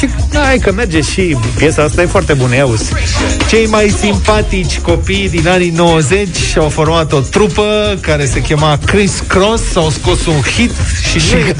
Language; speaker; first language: Romanian; native; Romanian